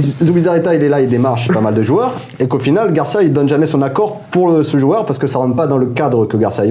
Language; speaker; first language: French; native; French